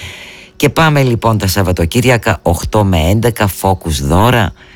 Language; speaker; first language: Greek; native; Greek